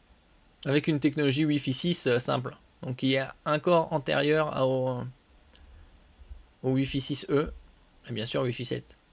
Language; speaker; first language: French; native; French